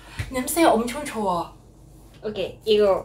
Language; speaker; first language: Korean; non-native, learner; Cantonese